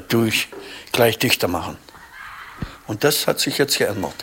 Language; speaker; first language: German; native; German